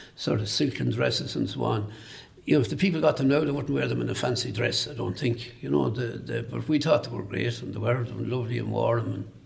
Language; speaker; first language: English; native; English